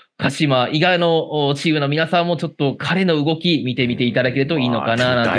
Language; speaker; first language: Japanese; native; Japanese